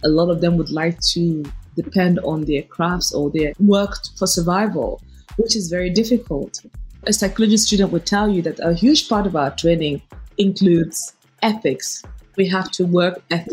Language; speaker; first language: English; non-native, local second language; Igbo